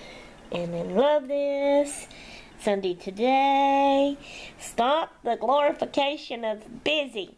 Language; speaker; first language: English; native; English